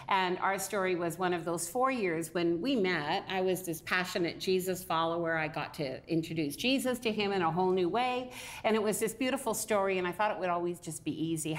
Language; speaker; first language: English; native; English